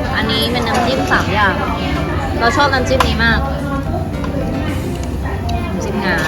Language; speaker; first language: Thai; native; Thai